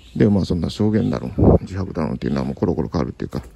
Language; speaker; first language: Japanese; native; Japanese